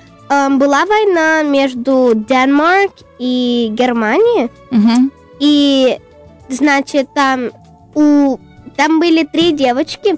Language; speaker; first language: Russian; early bilingual, heritage; English